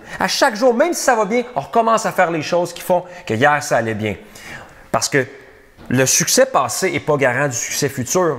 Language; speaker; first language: French; native; French